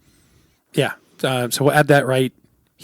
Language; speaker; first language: English; native; English